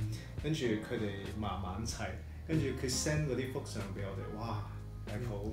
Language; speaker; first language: Cantonese; early bilingual, heritage; English